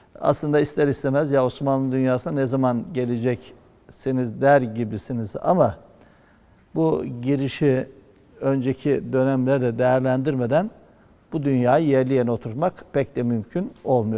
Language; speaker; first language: Turkish; native; Turkish